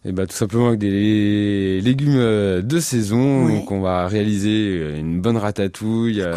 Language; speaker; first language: French; native; French